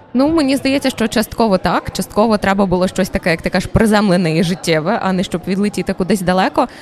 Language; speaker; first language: Ukrainian; native; Ukrainian